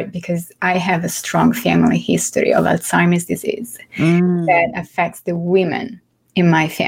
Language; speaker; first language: English; non-native, fluent; Italian